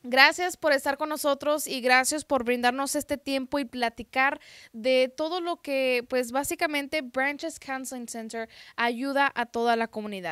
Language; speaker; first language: Spanish; native; Spanish